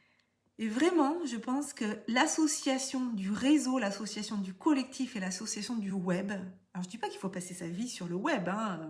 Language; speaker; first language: French; native; French